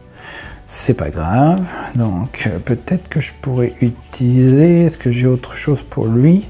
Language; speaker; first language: French; native; French